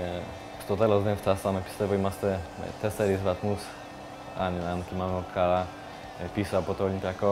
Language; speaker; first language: Greek; non-native, learner; Polish